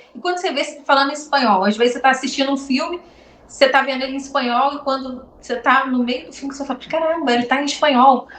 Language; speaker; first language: Portuguese; native; Portuguese